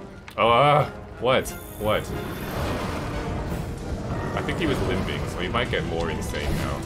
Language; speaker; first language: English; native; English